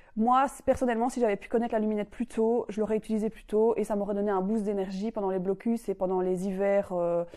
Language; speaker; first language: French; native; French